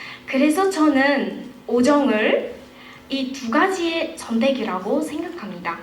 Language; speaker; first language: Korean; non-native, fluent; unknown